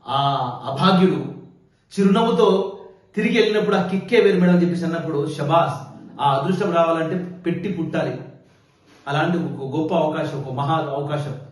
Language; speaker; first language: Telugu; non-native, local second language; Lambadi